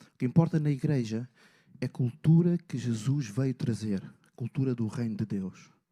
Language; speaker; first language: Portuguese; native; Portuguese